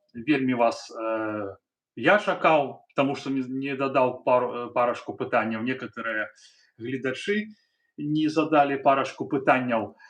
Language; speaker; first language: Belarusian; native; Belarusian